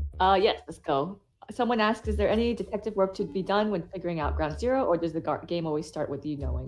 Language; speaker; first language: English; native; English